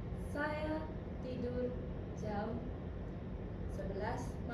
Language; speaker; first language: Indonesian; non-native, learner; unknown